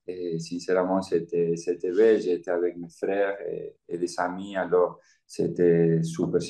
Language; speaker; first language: French; non-native, fluent; Spanish